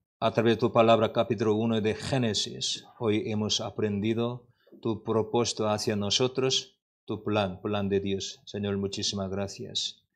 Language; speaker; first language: Spanish; non-native, learner; Korean